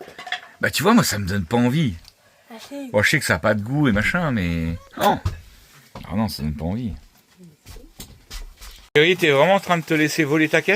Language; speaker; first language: French; native; French